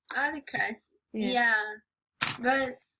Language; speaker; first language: English; non-native, learner; Japanese